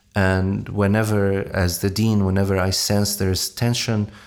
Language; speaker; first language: English; non-native, fluent; Arabic